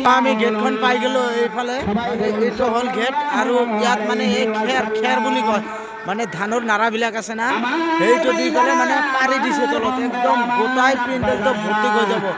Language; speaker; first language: Assamese; non-native, local second language; Bangla